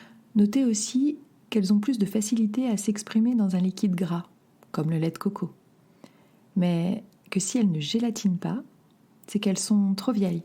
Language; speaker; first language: French; native; French